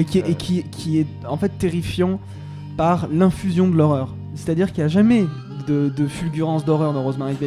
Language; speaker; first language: French; native; French